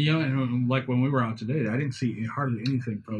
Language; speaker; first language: English; native; English